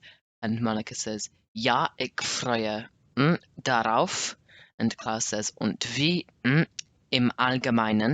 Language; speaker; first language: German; non-native, learner; English